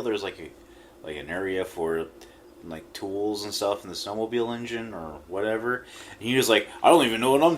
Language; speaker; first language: English; native; English